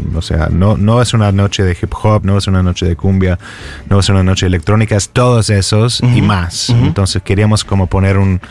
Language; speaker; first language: Spanish; non-native, fluent; English